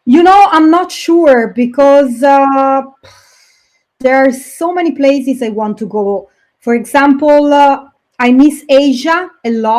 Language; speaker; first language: English; non-native, fluent; Italian